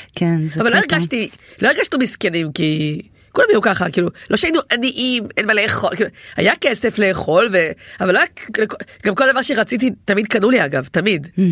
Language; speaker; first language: Hebrew; native; Hebrew